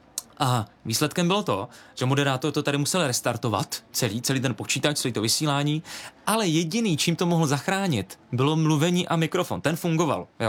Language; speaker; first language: Czech; native; Czech